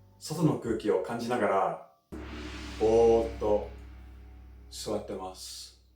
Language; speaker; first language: Japanese; non-native, fluent; English